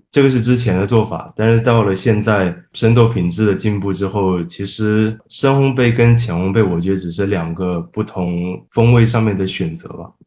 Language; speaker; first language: Chinese; non-native, fluent; Japanese